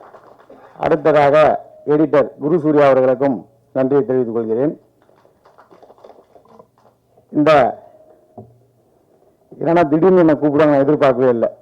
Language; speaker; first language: Tamil; native; Tamil